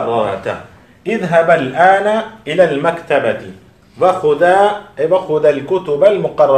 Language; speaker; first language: Arabic; non-native, fluent; Urdu